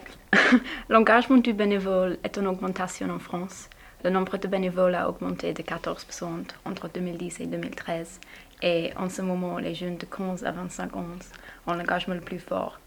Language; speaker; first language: French; non-native, learner; English